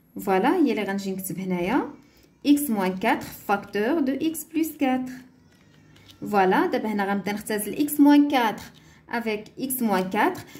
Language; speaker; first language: French; non-native, local second language; Arabic